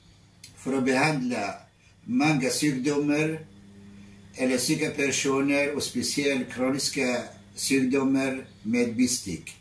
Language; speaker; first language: Norwegian; non-native, fluent; Arabic